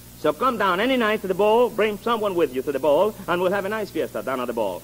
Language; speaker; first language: English; non-native, fluent; Spanish